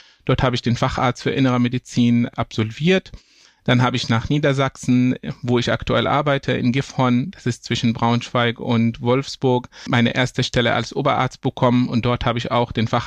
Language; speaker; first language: German; non-native, fluent; Arabic